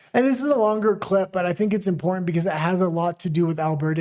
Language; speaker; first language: English; native; English